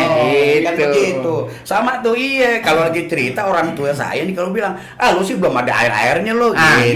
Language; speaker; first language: Indonesian; native; Indonesian